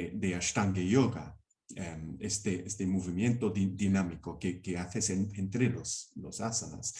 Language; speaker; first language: Spanish; non-native, fluent; English